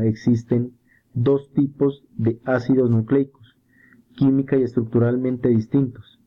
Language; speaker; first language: Spanish; native; Spanish